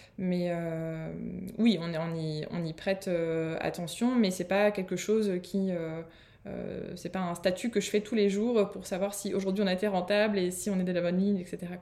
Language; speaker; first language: French; native; French